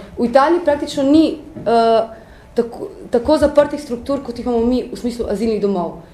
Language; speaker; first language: Slovenian; native; Slovenian